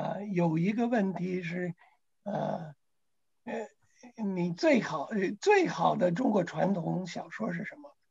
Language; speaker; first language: Chinese; non-native, fluent; English